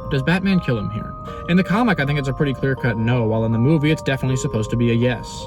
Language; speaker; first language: English; native; English